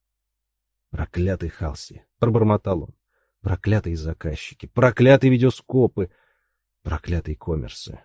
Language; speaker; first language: Russian; native; Russian